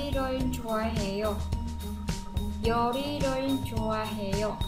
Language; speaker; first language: Korean; non-native, fluent; Vietnamese